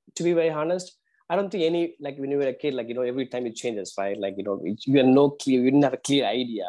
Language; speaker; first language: English; non-native, local second language; Tamil